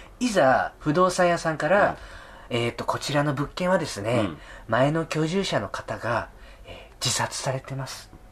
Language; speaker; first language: Japanese; native; Japanese